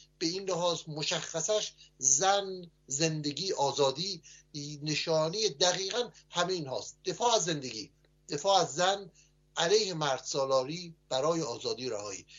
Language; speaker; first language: Persian; native; Persian